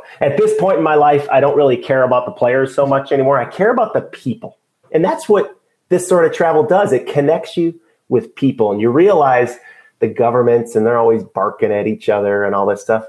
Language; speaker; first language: English; native; English